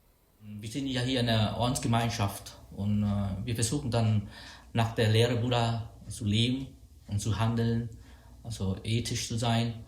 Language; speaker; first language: German; non-native, fluent; Vietnamese